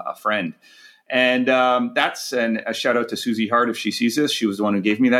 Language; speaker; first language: English; native; English